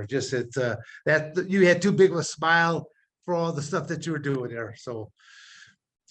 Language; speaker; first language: English; native; English